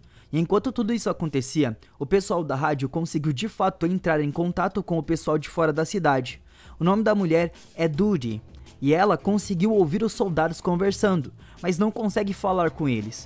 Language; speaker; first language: Portuguese; native; Portuguese